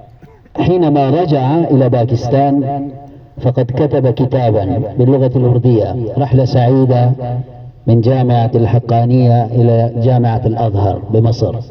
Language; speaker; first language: Arabic; non-native, fluent; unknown